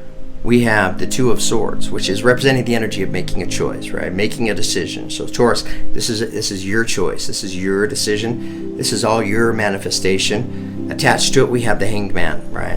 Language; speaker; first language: English; native; English